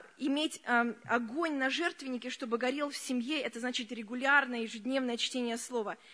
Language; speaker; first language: Russian; early bilingual, other home language; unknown